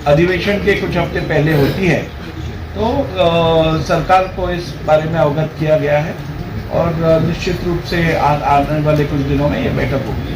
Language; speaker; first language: Hindi; non-native, local second language; Marathi